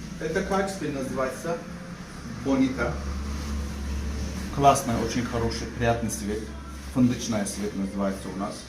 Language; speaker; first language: Russian; non-native, learner; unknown